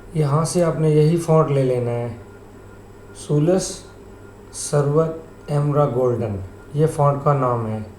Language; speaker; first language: Urdu; native; Urdu